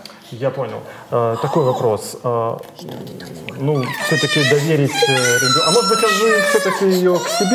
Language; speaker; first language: Russian; native; Russian